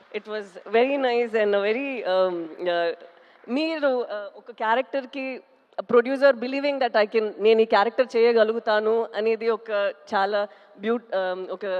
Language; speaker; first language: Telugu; non-native, local second language; Tamil